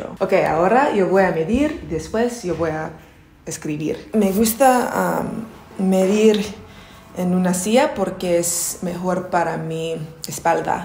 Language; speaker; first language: Spanish; non-native, learner; English